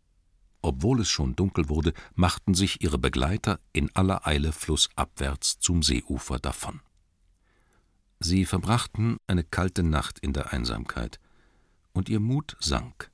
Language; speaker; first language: German; native; German